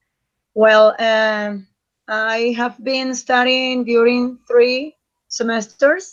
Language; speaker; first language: English; non-native, learner; Spanish